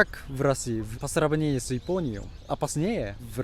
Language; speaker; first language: Russian; non-native, fluent; Japanese